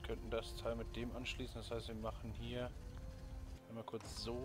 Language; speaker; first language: German; native; German